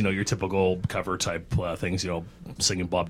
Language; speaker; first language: English; native; English